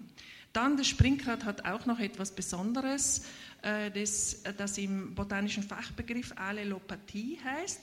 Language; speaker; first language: German; native; German